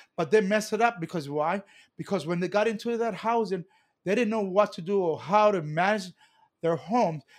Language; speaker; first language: English; native; English